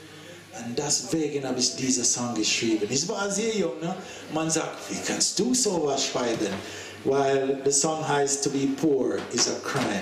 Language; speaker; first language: German; non-native, learner; English